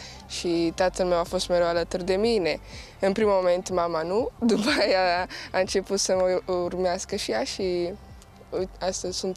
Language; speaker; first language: Romanian; early bilingual, heritage; Italian